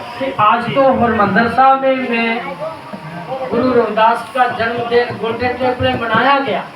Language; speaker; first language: Hindi; non-native, local second language; Punjabi